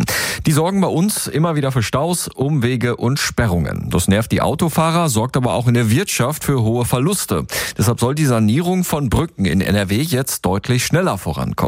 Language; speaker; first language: German; native; German